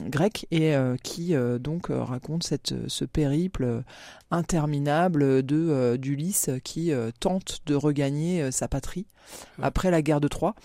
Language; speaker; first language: French; native; French